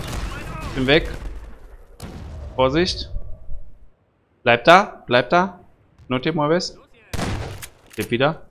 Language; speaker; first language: German; native; German